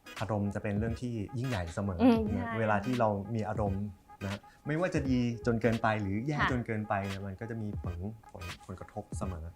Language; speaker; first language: Thai; native; Thai